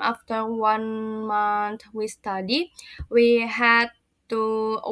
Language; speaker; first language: English; non-native, learner; Indonesian